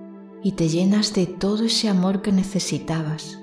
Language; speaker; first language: Spanish; native; Spanish